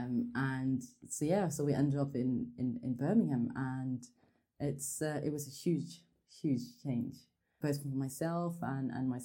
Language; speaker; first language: English; non-native, fluent; Norwegian